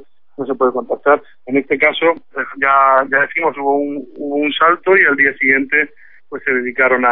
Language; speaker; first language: Spanish; native; Spanish